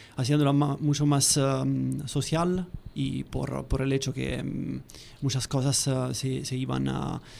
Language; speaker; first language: Spanish; non-native, fluent; Italian